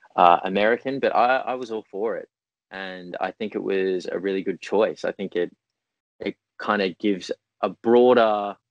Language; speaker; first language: English; native; English